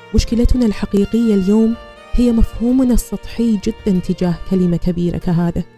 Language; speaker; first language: Arabic; early bilingual, other home language; German